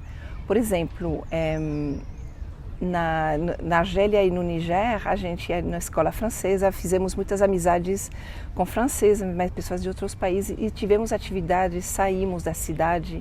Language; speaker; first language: Portuguese; non-native, fluent; French